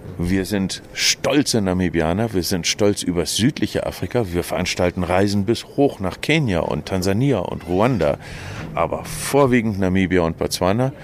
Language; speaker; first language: German; native; German